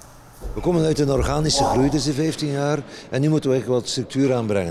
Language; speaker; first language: Dutch; native; Dutch